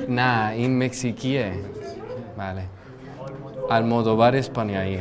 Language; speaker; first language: Persian; non-native, learner; Spanish